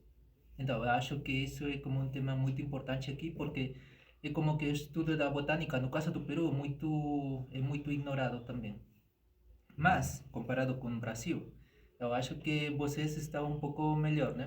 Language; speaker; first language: Portuguese; non-native, fluent; Spanish